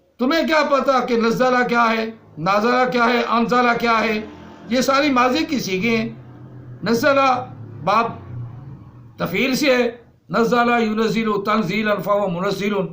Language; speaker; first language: Urdu; non-native, local second language; Punjabi